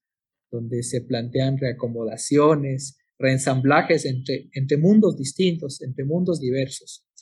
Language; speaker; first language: Spanish; native; Spanish